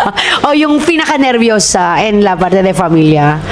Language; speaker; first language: Spanish; non-native, fluent; Filipino